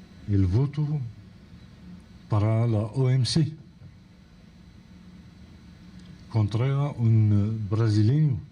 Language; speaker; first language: Spanish; non-native, fluent; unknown